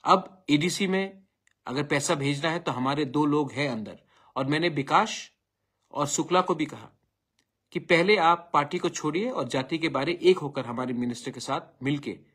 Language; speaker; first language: Hindi; non-native, local second language; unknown